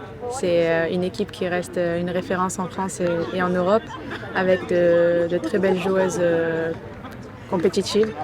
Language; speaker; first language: French; native; French